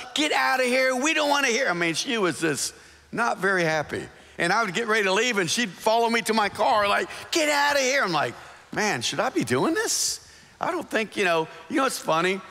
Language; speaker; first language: English; native; English